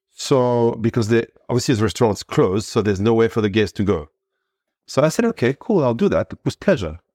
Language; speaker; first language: English; non-native, fluent; French